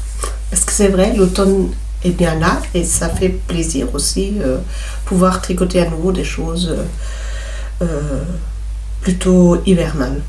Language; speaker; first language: French; native; French